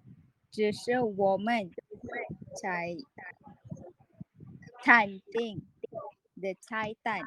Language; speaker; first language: Chinese; non-native, learner; Malay